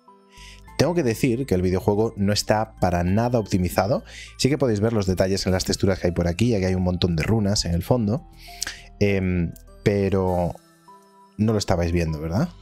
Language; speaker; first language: Spanish; native; Spanish